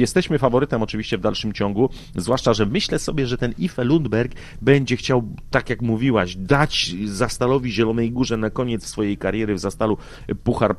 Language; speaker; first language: Polish; native; Polish